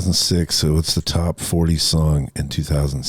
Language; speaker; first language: English; native; English